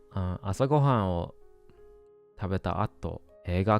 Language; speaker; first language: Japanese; non-native, learner; English